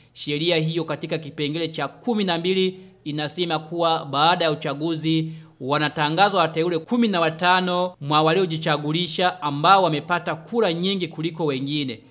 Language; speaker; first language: Swahili; non-native, local second language; Rundi